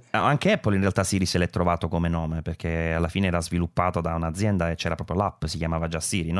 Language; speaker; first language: Italian; native; Italian